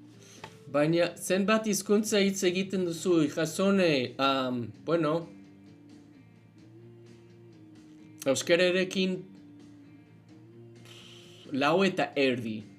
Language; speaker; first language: Basque; non-native, learner; English